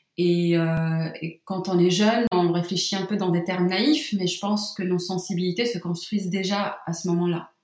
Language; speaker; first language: French; non-native, local second language; Arabic